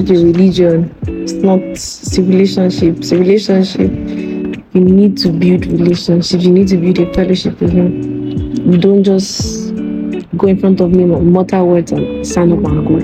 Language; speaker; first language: English; non-native, local second language; Yoruba